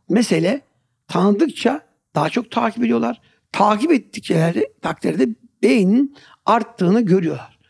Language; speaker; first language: Turkish; native; Turkish